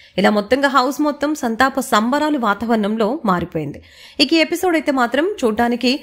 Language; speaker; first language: Telugu; native; Telugu